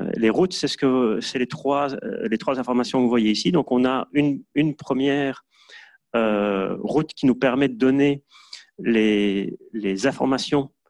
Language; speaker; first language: French; native; French